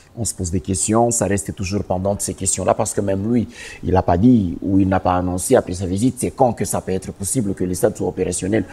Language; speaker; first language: French; non-native, local second language; Swahili